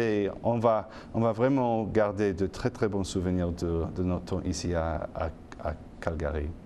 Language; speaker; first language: French; non-native, fluent; English